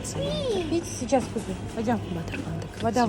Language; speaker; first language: Russian; non-native, local second language; Kazakh